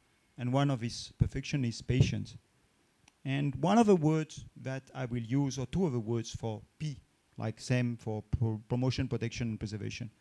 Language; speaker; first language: English; non-native, fluent; French